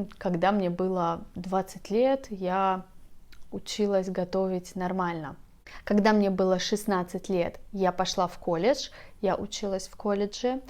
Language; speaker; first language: Russian; native; Russian